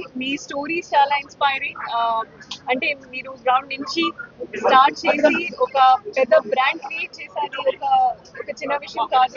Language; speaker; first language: Telugu; non-native, fluent; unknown